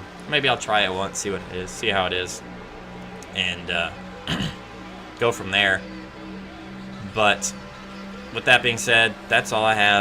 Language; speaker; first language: English; native; English